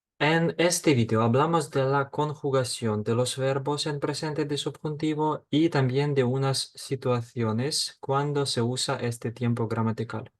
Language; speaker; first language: Spanish; non-native, fluent; Ukrainian